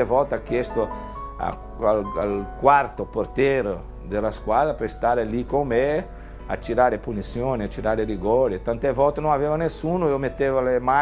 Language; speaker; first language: Italian; non-native, fluent; Portuguese